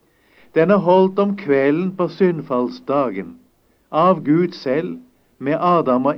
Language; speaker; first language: Norwegian; native; Norwegian